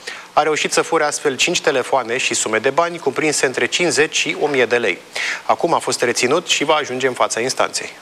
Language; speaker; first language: Romanian; native; Romanian